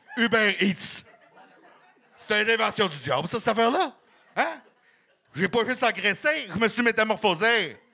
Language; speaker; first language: French; native; French